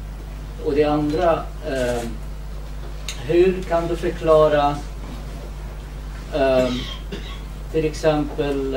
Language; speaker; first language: Swedish; non-native, fluent; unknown